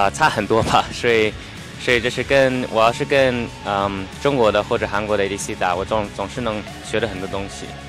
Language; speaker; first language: Chinese; early bilingual, heritage; Chinese